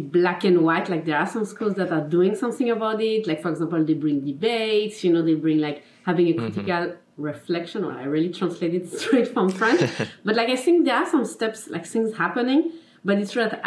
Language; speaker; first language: English; non-native, fluent; French